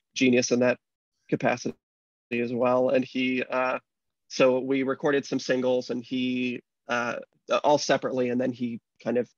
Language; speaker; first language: English; native; English